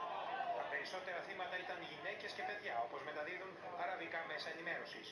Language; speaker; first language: Greek; native; Greek